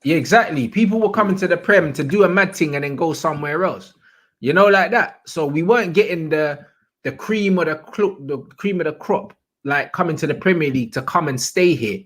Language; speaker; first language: English; native; English